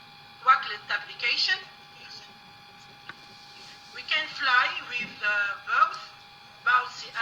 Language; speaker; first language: English; non-native, learner; Arabic